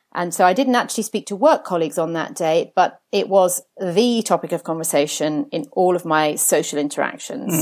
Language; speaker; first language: English; early bilingual, other home language; Italian